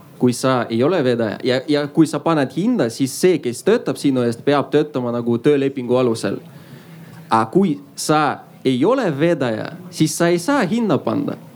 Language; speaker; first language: Estonian; non-native, local second language; Russian